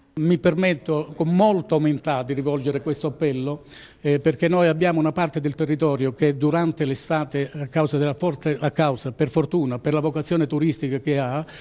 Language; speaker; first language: Italian; native; Italian